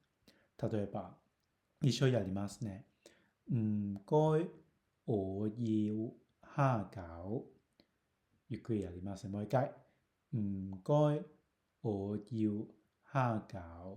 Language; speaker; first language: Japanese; non-native, fluent; Cantonese